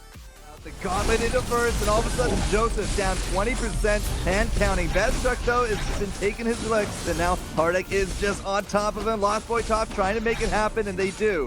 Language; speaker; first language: English; native; English